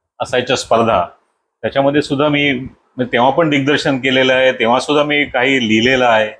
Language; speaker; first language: Marathi; native; Marathi